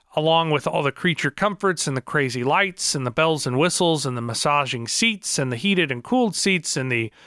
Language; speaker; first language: English; native; English